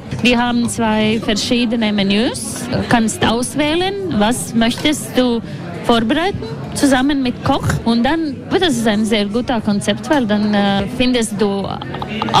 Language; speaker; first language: German; non-native, fluent; Latvian